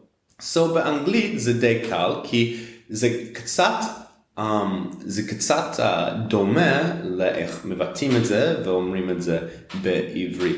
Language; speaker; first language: Hebrew; non-native, fluent; English